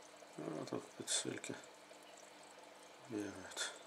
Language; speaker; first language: Russian; native; Russian